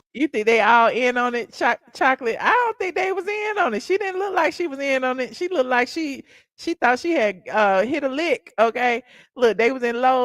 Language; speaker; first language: English; native; English